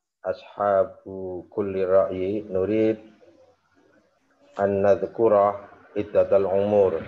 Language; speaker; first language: Arabic; non-native, fluent; Indonesian